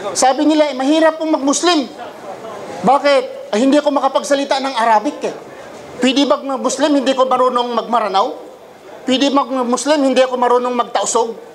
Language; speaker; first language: Filipino; non-native, local second language; Cebuano